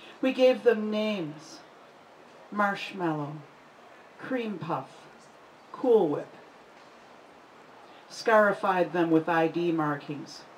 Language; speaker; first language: English; native; English